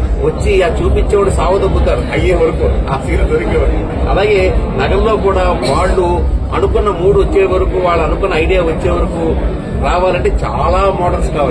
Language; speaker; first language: Telugu; native; Telugu